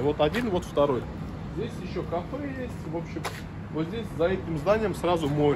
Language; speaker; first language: Russian; non-native, fluent; Turkish